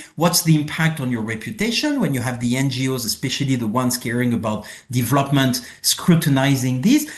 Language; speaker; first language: English; non-native, fluent; French